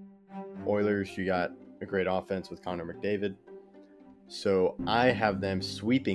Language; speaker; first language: English; native; English